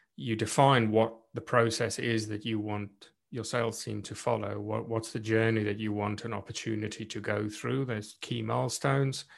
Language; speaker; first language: English; non-native, local second language; Afrikaans